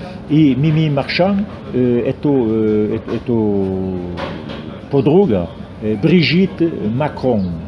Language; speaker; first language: Russian; non-native, fluent; French